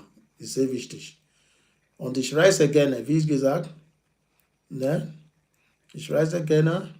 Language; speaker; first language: German; non-native, learner; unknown